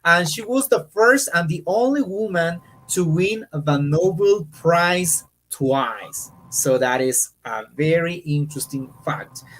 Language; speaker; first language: English; non-native, fluent; Spanish